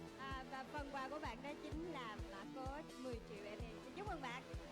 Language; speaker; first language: Vietnamese; native; Vietnamese